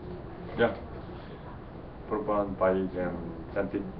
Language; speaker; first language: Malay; non-native, learner; Korean